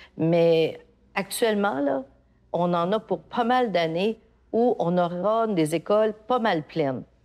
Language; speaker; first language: French; native; French